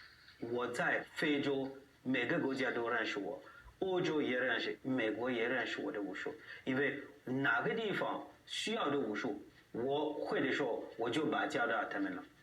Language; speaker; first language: Chinese; non-native, learner; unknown